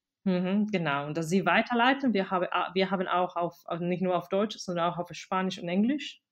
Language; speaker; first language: German; non-native, fluent; Spanish